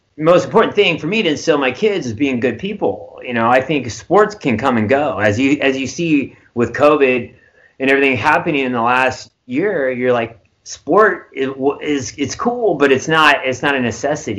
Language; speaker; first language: English; native; English